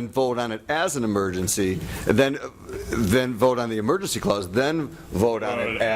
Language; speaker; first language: English; native; English